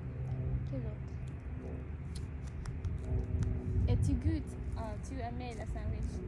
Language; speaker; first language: French; non-native, learner; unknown